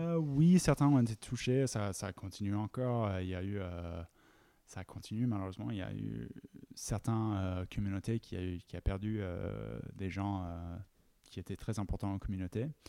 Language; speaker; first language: French; non-native, fluent; English